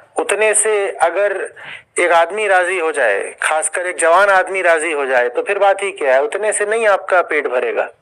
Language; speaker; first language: Hindi; native; Hindi